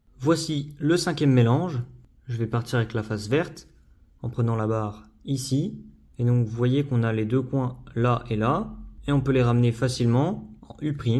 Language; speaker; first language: French; native; French